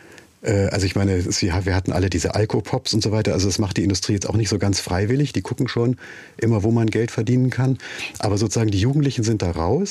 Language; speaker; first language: German; native; German